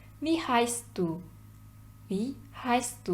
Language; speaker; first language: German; non-native, fluent; Turkish